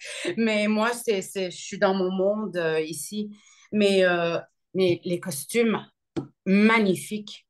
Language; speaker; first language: French; early bilingual, other home language; Arabic